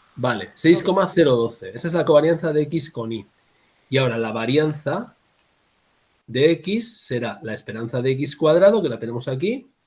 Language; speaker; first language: Spanish; native; Spanish